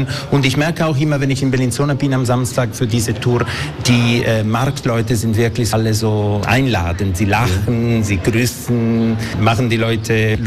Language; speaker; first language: German; non-native, local second language; Italian